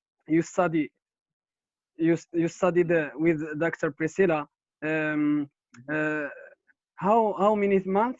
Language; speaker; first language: English; non-native, learner; Arabic